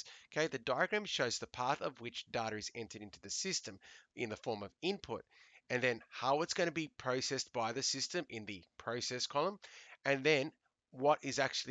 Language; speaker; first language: English; native; English